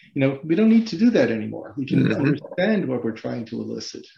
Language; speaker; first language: English; native; English